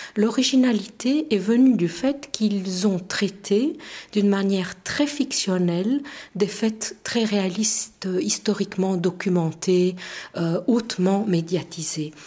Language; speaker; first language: French; non-native, fluent; Romanian